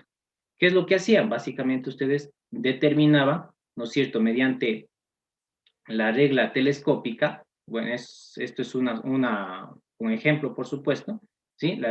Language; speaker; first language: Spanish; native; Spanish